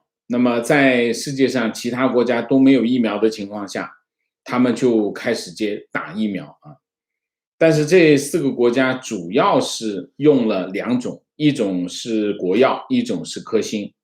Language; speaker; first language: Chinese; native; Chinese